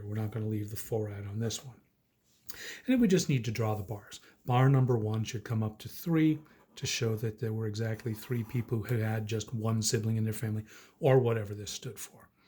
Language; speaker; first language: English; native; English